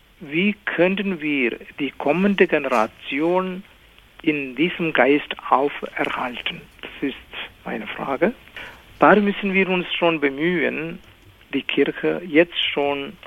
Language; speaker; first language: German; non-native, fluent; Malayalam